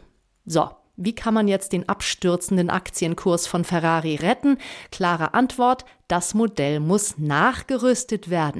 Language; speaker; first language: German; native; German